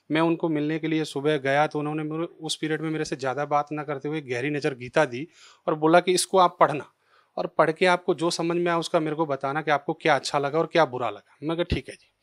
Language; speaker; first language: Hindi; native; Hindi